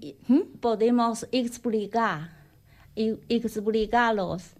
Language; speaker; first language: Spanish; non-native, learner; Chinese